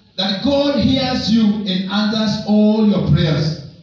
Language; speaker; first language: English; non-native, local second language; Swahili